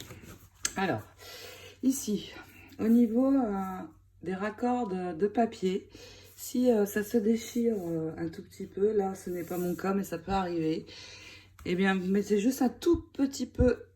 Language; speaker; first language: French; native; French